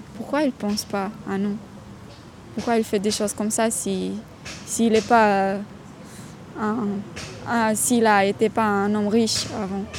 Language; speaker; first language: French; non-native, learner; Romanian